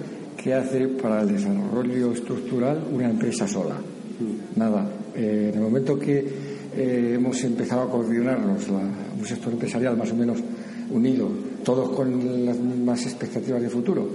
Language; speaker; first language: Spanish; native; Spanish